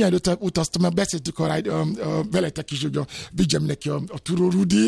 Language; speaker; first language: Hungarian; non-native, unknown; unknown